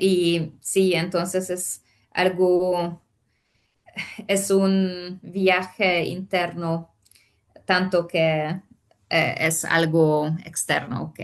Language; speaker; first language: Spanish; non-native, fluent; Hungarian